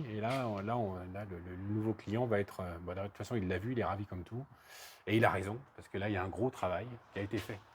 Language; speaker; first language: French; native; French